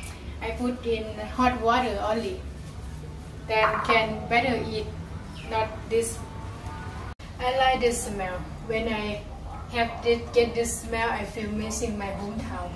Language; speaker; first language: English; non-native, learner; Lao